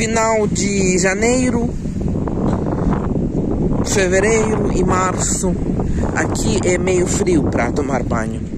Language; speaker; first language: Portuguese; non-native, fluent; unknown